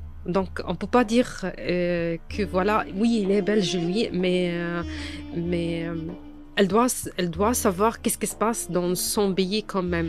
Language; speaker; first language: French; non-native, fluent; Arabic